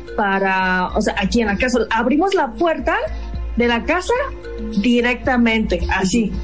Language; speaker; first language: Spanish; non-native, fluent; Chinese